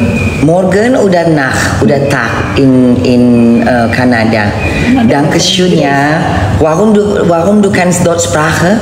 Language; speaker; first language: German; non-native, learner; Indonesian